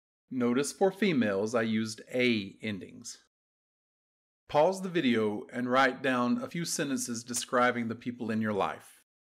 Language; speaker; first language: English; native; English